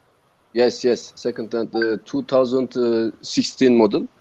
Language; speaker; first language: English; non-native, learner; Turkish